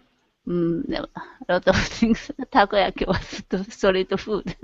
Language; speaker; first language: English; non-native, learner; Japanese